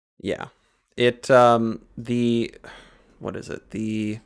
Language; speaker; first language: English; native; English